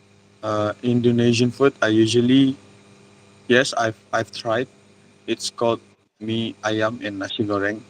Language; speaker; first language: English; non-native, learner; Malay